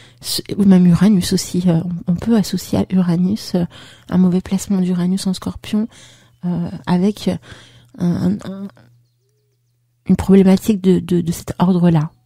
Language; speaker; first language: French; native; French